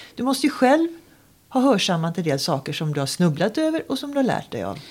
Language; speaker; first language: Swedish; native; Swedish